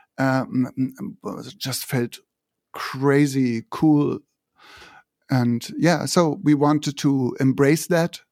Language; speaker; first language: English; non-native, fluent; German